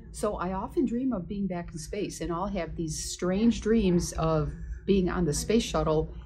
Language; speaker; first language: English; native; English